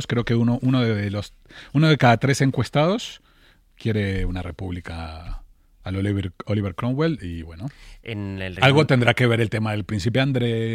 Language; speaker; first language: Spanish; native; Spanish